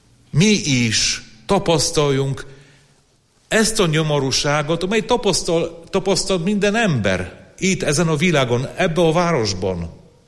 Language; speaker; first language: Hungarian; non-native, fluent; Polish